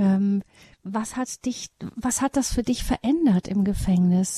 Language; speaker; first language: German; native; German